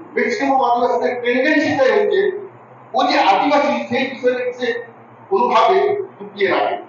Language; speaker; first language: Bangla; non-native, local second language; Santali